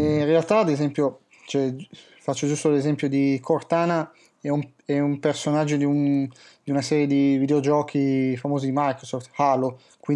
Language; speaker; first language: Italian; native; Italian